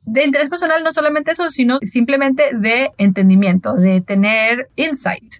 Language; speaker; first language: Spanish; native; Spanish